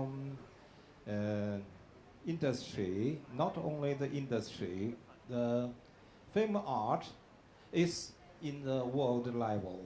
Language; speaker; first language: English; non-native, learner; Chinese